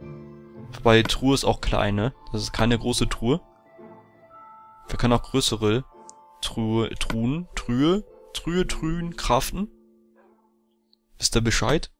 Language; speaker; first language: German; native; German